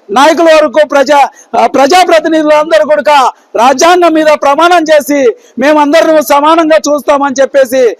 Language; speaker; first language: Telugu; native; Telugu